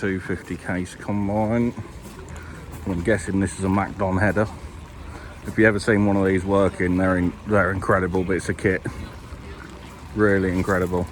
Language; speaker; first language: English; native; English